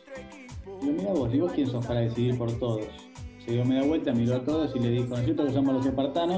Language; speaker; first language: Spanish; native; Spanish